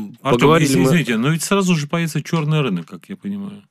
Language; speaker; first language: Russian; native; Russian